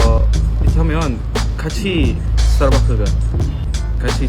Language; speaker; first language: Korean; non-native, learner; Indonesian